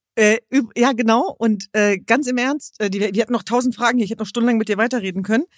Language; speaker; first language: German; early bilingual, other home language; Kurdish